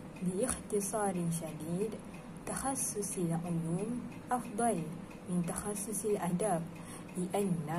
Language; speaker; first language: Arabic; non-native, learner; Malay